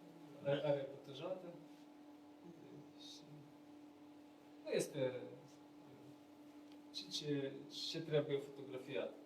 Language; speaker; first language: Romanian; non-native, learner; Ukrainian